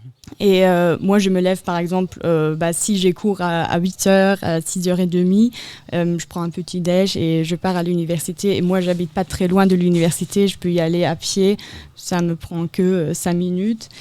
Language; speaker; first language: French; non-native, fluent; German